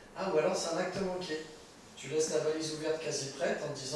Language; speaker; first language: French; native; French